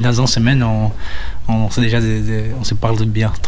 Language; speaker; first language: French; non-native, fluent; Portuguese